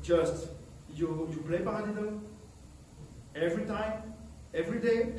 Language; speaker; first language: English; non-native, learner; French